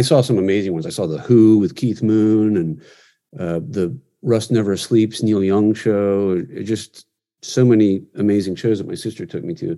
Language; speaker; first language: English; native; English